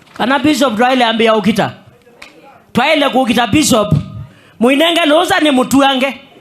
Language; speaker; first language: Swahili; non-native, local second language; Kamba